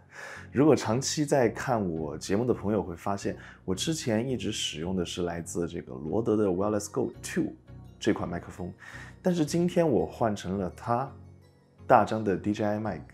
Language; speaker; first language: Chinese; native; Chinese